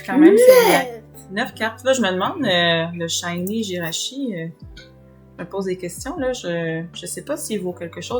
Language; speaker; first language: French; native; French